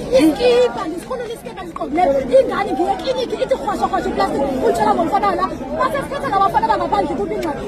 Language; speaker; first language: Zulu; non-native, local second language; Xhosa